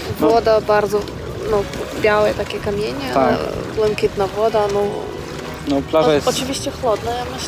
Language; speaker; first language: Polish; non-native, learner; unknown